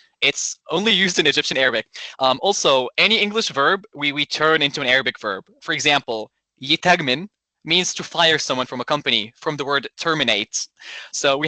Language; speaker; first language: English; non-native, local second language; Arabic